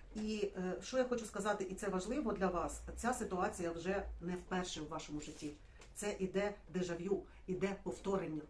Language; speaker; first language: Ukrainian; non-native, local second language; Russian